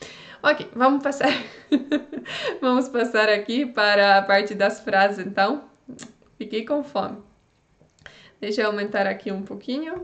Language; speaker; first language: Portuguese; non-native, fluent; Polish